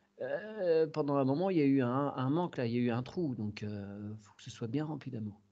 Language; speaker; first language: French; native; French